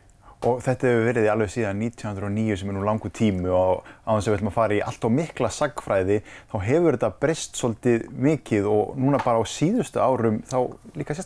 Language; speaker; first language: Icelandic; native; Icelandic